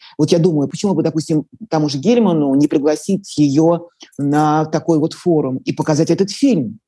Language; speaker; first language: Russian; native; Russian